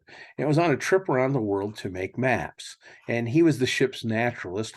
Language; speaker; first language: English; native; English